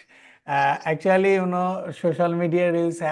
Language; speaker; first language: English; non-native, learner; Bangla